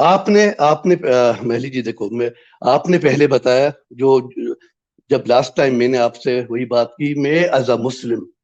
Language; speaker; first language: Hindi; non-native, fluent; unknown